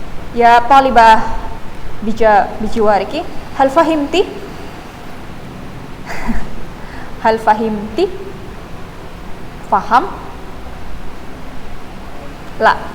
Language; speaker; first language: Arabic; non-native, fluent; Indonesian